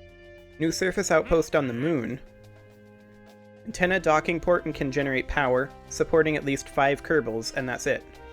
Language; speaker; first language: English; native; English